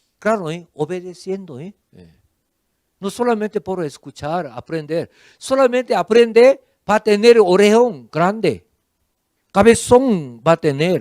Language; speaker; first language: Spanish; non-native, fluent; Korean